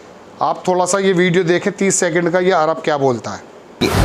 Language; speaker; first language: Hindi; native; Hindi